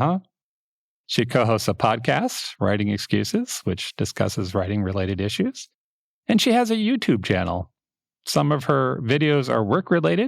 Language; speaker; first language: English; native; English